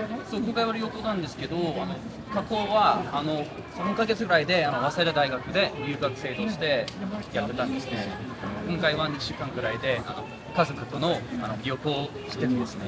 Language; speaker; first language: Japanese; native; Japanese